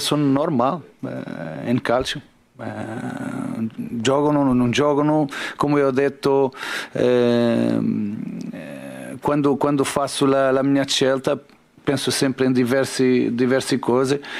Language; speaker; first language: Italian; non-native, learner; Portuguese